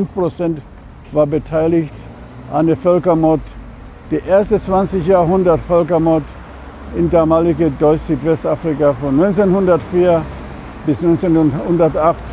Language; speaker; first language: German; non-native, fluent; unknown